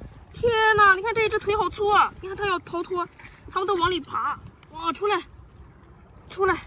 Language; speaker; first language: Chinese; native; Chinese